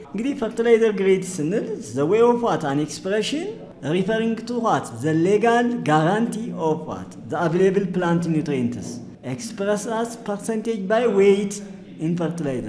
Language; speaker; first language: English; non-native, fluent; Amharic